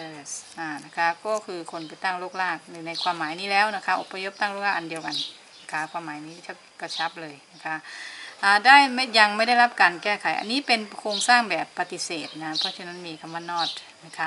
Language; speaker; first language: Thai; native; Thai